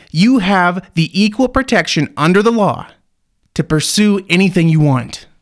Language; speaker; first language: English; native; English